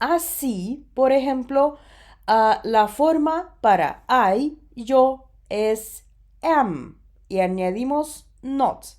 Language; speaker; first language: Spanish; non-native, fluent; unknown